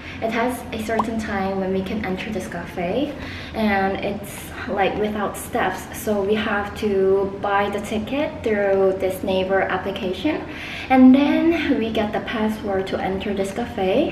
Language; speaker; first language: English; non-native, fluent; Korean